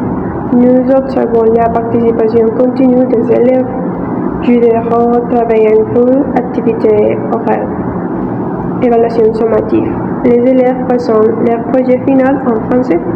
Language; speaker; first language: French; non-native, fluent; Spanish